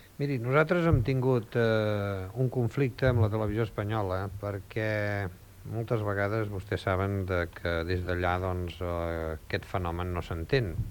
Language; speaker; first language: Catalan; native; Catalan